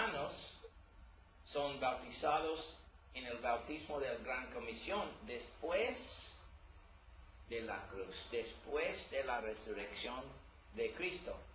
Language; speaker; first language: Spanish; non-native, learner; English